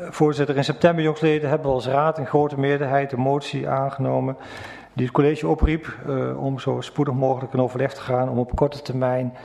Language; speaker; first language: Dutch; native; Dutch